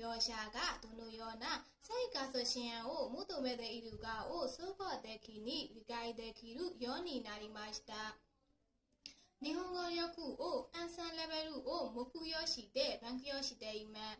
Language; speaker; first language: Japanese; non-native, learner; Burmese